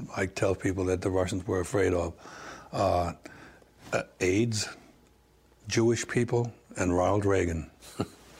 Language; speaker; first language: English; non-native, fluent; German